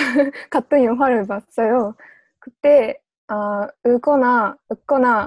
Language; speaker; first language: Korean; non-native, learner; Japanese